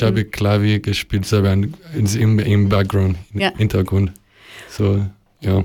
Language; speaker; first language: German; non-native, learner; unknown